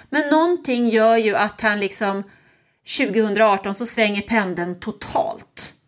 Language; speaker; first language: Swedish; early bilingual, other home language; German